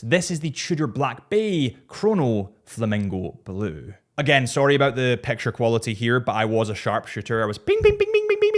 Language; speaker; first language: English; native; English